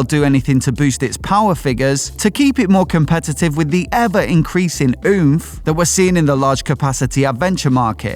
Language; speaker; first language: English; native; English